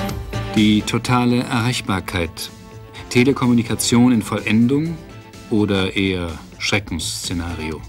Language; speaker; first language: German; native; German